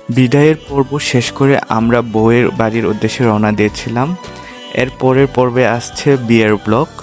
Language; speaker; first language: Bangla; non-native, local second language; Garo